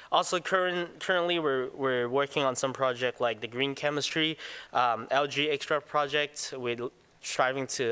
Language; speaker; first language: English; non-native, local second language; Cantonese